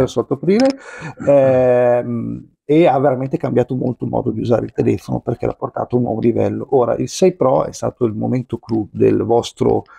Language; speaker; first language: Italian; native; Italian